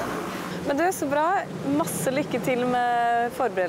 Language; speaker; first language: Norwegian; native; Norwegian